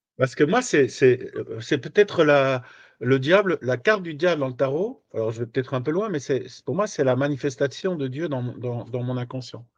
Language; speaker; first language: French; native; French